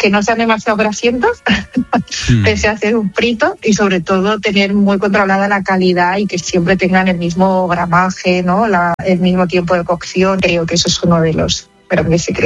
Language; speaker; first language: Spanish; native; Spanish